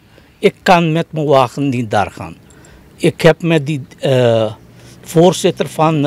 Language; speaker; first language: Dutch; non-native, local second language; Caribbean Hindustani